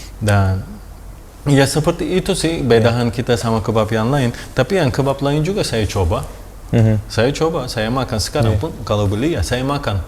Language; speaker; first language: Indonesian; non-native, fluent; Turkish